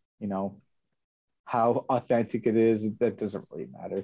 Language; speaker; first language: English; native; English